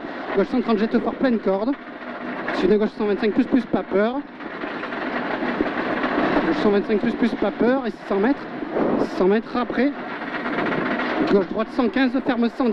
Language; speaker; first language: French; native; French